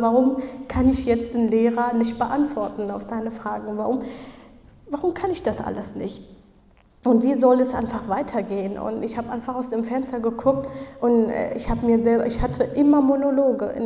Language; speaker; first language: German; non-native, fluent; Kurdish